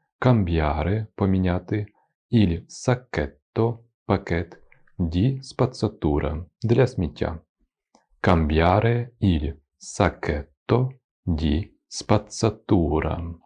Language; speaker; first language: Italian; non-native, fluent; Ukrainian